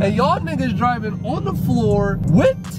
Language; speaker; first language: English; native; English